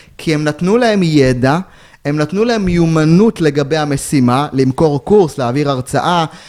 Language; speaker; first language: Hebrew; native; Hebrew